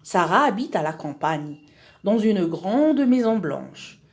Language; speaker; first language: French; non-native, local second language; Arabic